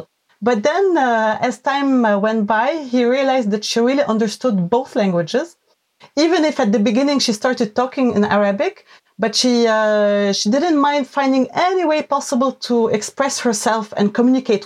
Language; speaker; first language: English; non-native, fluent; Arabic